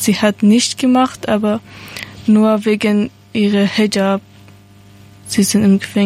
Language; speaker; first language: German; non-native, learner; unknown